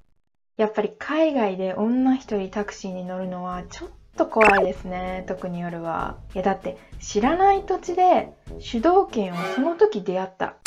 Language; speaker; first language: Japanese; native; Japanese